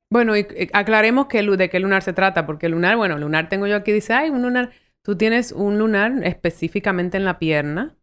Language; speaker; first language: Spanish; early bilingual, heritage; Spanish